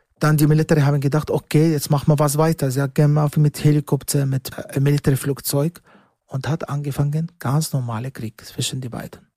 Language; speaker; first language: German; non-native, learner; Arabic